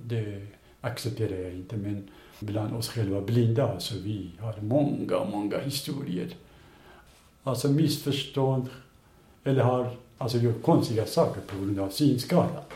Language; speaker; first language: Swedish; non-native, fluent; Kurdish